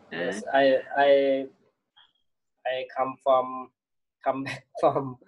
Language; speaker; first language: English; non-native, learner; Thai